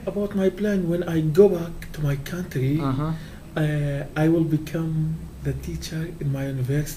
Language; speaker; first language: English; non-native, learner; Kurdish